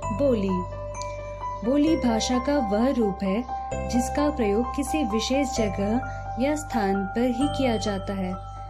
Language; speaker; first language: Hindi; native; Hindi